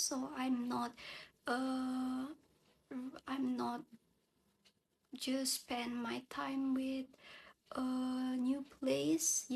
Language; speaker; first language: English; non-native, learner; Indonesian